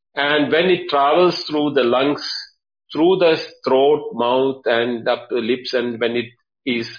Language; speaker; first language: English; non-native, local second language; Tamil